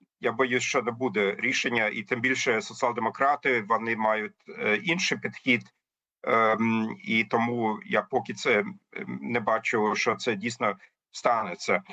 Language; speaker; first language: Ukrainian; non-native, fluent; German